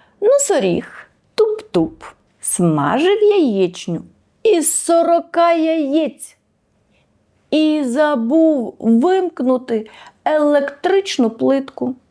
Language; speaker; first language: Ukrainian; native; Ukrainian